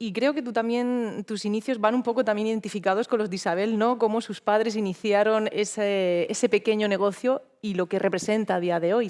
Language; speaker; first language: Spanish; native; Spanish